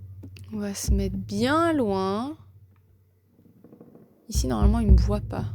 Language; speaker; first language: French; native; French